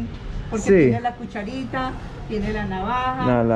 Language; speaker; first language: Spanish; native; Spanish